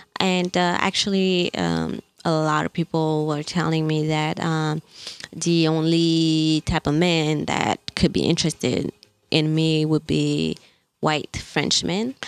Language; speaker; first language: English; non-native, fluent; French